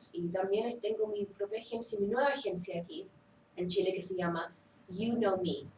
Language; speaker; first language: Spanish; early bilingual, heritage; Spanish